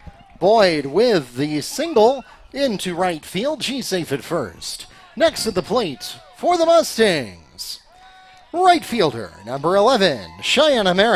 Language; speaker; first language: English; native; English